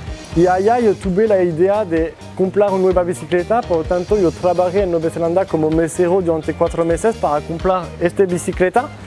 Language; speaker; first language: Spanish; non-native, learner; French